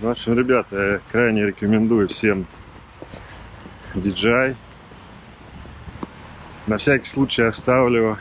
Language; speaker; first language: Russian; native; Russian